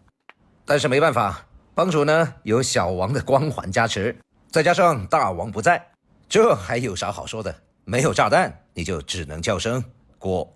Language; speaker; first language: Chinese; native; Chinese